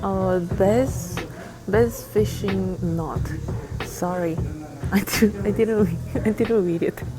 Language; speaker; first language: English; non-native, fluent; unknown